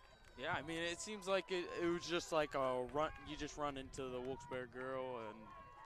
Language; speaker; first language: English; native; English